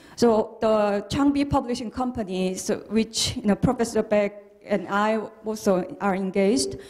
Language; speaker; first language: English; non-native, fluent; Korean